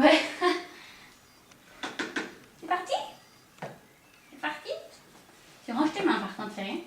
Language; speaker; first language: French; native; French